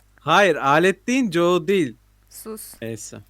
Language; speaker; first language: Turkish; native; Turkish